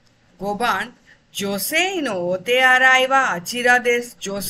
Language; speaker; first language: Japanese; non-native, fluent; Tamil